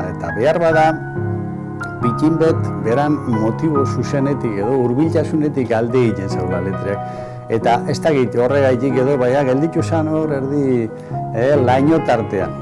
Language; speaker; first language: Basque; native; Basque